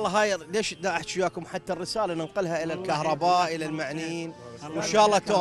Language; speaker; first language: Arabic; native; Arabic